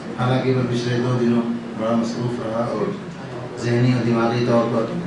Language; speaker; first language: Urdu; native; Urdu